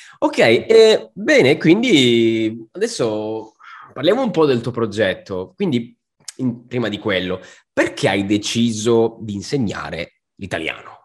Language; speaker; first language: Italian; native; Italian